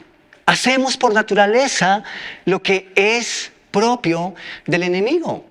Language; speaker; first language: Spanish; native; Spanish